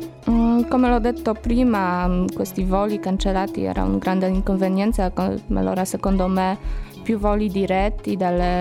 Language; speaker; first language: Italian; non-native, learner; Polish